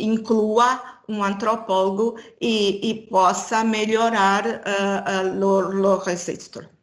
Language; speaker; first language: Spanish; non-native, learner; Portuguese